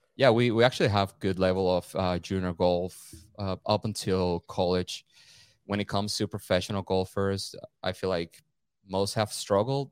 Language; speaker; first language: English; non-native, fluent; Spanish